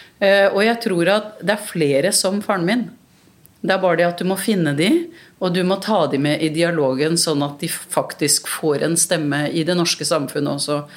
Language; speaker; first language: Norwegian; early bilingual, other home language; Urdu